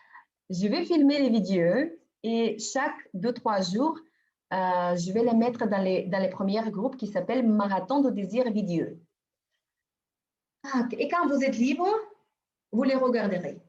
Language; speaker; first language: French; non-native, fluent; Bulgarian